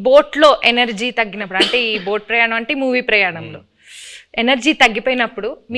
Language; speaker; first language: Telugu; native; Telugu